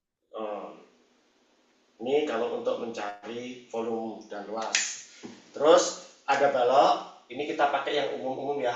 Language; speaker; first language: Indonesian; native; Indonesian